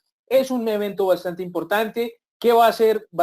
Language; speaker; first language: Spanish; native; Spanish